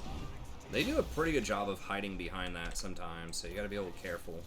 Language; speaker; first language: English; native; English